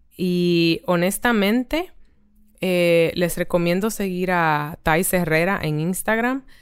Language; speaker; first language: Spanish; native; Spanish